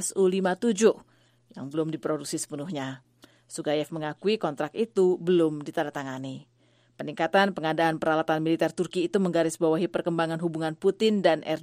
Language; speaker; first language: Indonesian; native; Indonesian